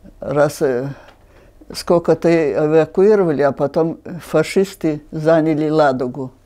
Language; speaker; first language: Russian; non-native, local second language; Finnish